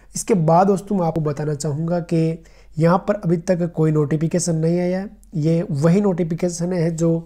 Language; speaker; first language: Hindi; native; Hindi